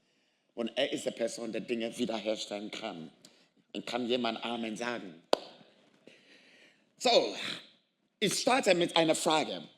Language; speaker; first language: German; non-native, fluent; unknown